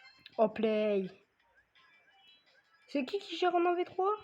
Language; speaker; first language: French; native; French